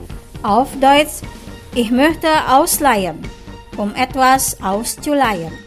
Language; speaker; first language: German; non-native, fluent; Indonesian